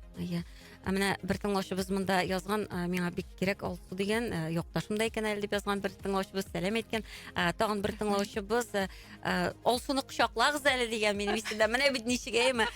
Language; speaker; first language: Tatar; native; Tatar